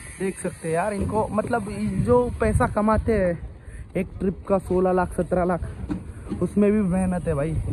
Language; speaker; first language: Hindi; non-native, local second language; Marathi